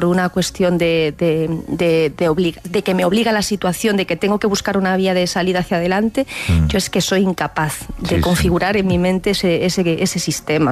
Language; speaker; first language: Spanish; native; Spanish